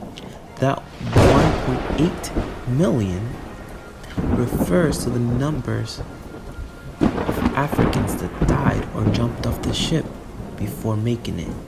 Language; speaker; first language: English; native; English